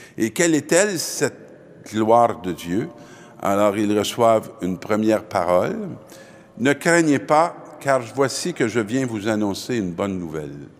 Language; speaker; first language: French; native; French